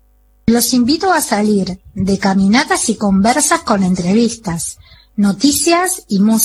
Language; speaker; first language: Spanish; native; Spanish